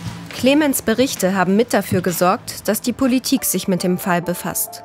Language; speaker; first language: German; native; German